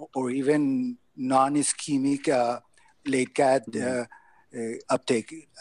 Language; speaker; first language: English; non-native, fluent; Spanish